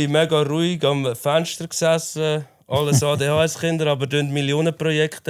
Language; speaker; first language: German; native; German